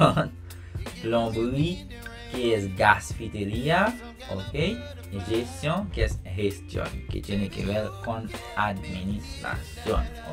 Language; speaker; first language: Spanish; non-native, fluent; Haitian Creole